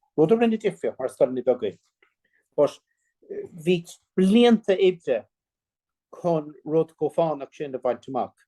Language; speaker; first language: Irish; non-native, local second language; English